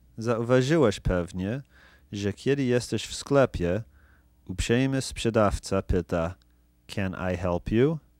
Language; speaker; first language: Polish; non-native, fluent; English